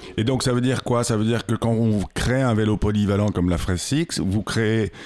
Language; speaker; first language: French; native; French